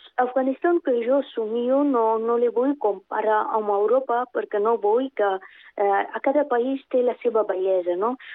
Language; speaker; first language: Catalan; non-native, fluent; Persian